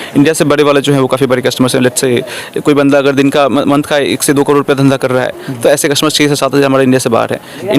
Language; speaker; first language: Hindi; non-native, local second language; Maithili